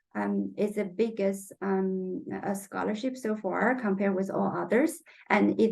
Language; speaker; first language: English; non-native, fluent; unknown